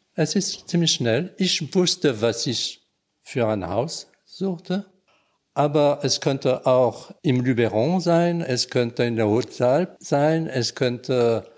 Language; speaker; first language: German; non-native, local second language; French